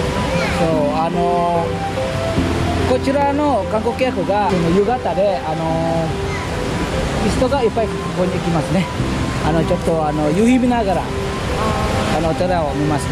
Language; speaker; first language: Japanese; non-native, fluent; Balinese